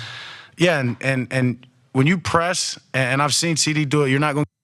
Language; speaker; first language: English; native; English